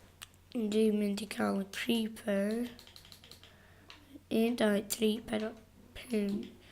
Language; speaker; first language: Welsh; non-native, local second language; English